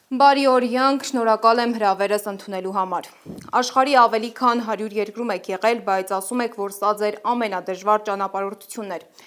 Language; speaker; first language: Armenian; native; Armenian